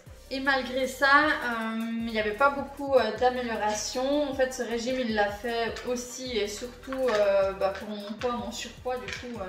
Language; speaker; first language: French; native; French